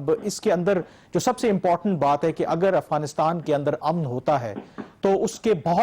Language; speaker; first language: Urdu; native; Urdu